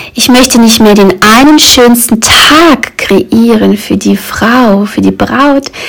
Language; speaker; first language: German; early bilingual, other home language; Russian